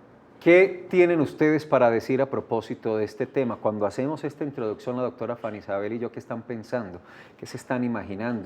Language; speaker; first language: Spanish; native; Spanish